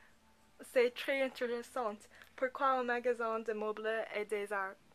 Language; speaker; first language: French; non-native, learner; English